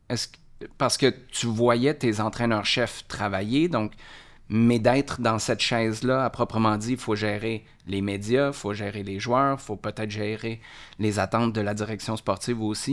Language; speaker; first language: French; native; French